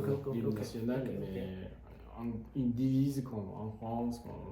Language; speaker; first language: French; non-native, fluent; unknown